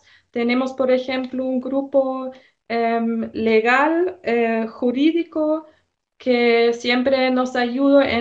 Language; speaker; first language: Spanish; non-native, fluent; German